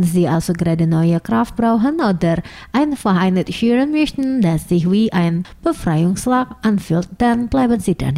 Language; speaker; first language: German; non-native, fluent; Indonesian